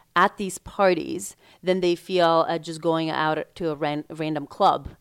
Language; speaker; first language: English; non-native, fluent; Macedonian